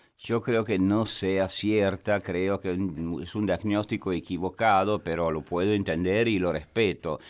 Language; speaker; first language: Spanish; non-native, fluent; Italian